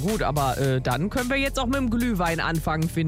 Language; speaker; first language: German; native; German